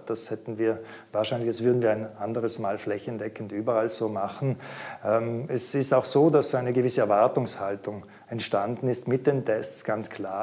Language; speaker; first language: German; native; German